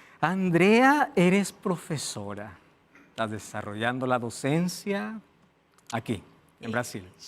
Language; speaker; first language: Spanish; non-native, fluent; Portuguese